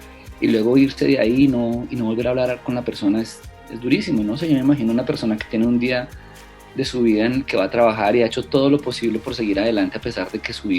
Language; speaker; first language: Spanish; native; Spanish